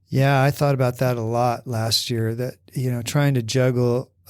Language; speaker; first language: English; native; English